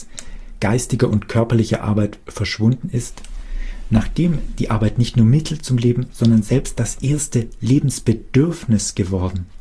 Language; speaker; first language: German; native; German